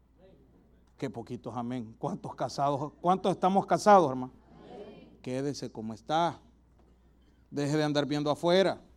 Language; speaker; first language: Spanish; native; Spanish